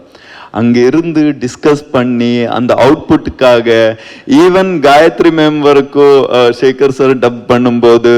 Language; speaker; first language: Tamil; non-native, learner; Kannada